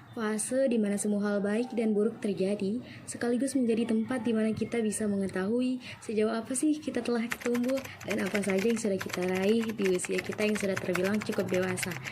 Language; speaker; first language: Indonesian; native; Indonesian